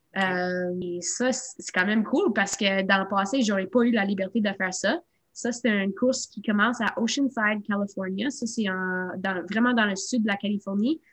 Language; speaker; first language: French; non-native, local second language; English